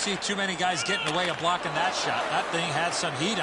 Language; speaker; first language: English; native; English